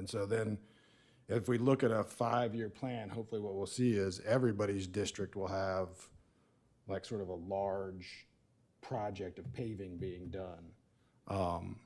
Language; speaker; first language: English; native; English